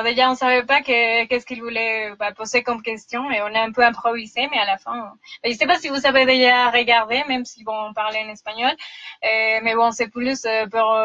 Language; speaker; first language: French; non-native, fluent; Spanish